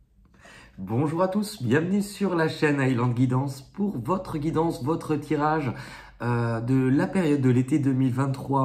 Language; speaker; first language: French; native; French